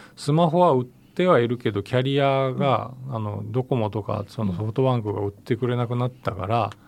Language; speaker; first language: Japanese; native; Japanese